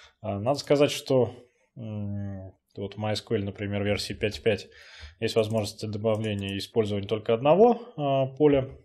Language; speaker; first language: Russian; native; Russian